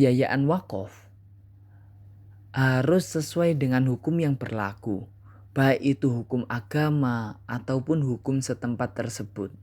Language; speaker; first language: Indonesian; native; Indonesian